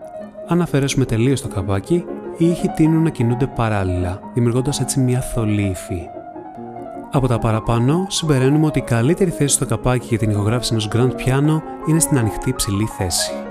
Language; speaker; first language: Greek; native; Greek